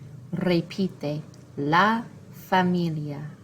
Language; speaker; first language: Spanish; non-native, fluent; English